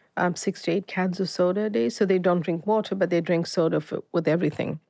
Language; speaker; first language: English; native; English